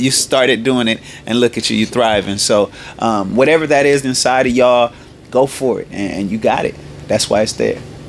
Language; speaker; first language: English; native; English